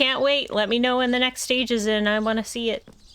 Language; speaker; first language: English; native; English